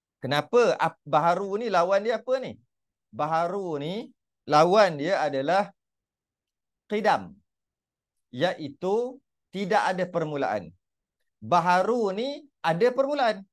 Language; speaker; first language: Malay; native; Malay